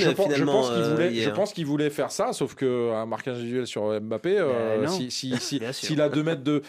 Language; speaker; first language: French; native; French